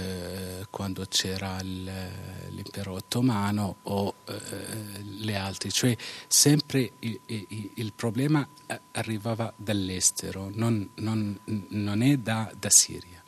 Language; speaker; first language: Italian; non-native, fluent; Arabic